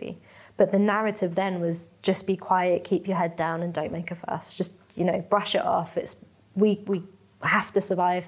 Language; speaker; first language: English; native; English